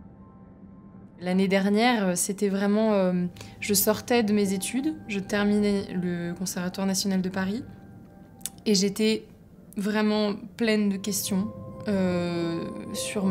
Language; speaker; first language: French; native; French